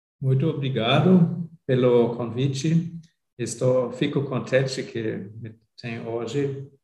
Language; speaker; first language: Portuguese; non-native, fluent; German